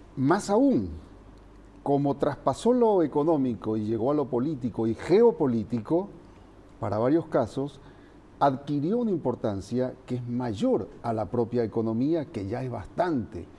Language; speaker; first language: Spanish; native; Spanish